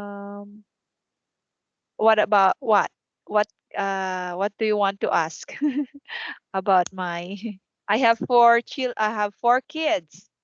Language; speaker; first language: English; non-native, fluent; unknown